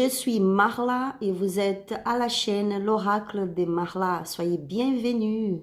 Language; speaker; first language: French; non-native, learner; Spanish